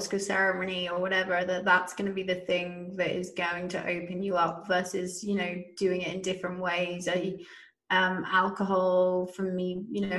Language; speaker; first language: English; native; English